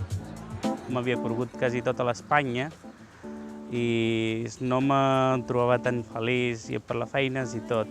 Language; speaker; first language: Catalan; non-native, learner; Punjabi